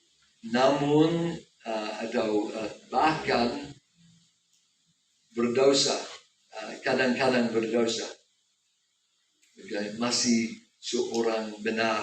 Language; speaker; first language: Indonesian; non-native, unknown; English